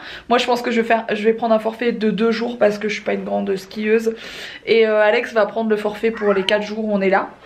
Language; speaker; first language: French; native; French